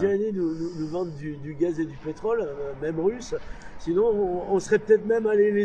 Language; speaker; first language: French; native; French